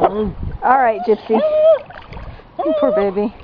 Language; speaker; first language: English; native; English